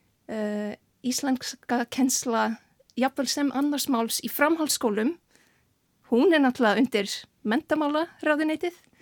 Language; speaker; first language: Icelandic; non-native, fluent; Serbian